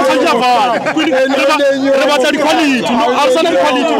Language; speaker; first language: English; non-native, local second language; Southern Sotho